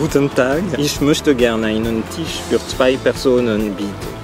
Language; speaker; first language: German; non-native, fluent; French